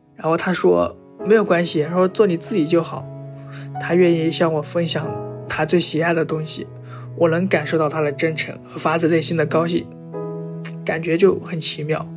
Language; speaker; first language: Chinese; native; Chinese